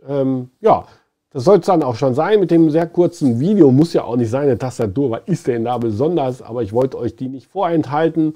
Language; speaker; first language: German; native; German